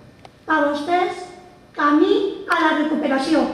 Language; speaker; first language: Catalan; non-native, local second language; Spanish